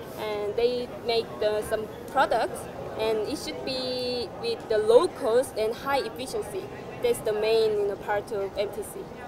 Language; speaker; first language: English; non-native, fluent; Korean